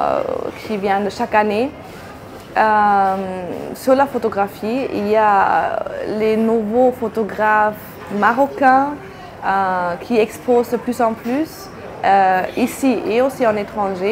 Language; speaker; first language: French; non-native, fluent; German